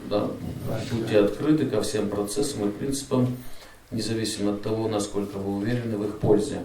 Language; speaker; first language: Russian; native; Russian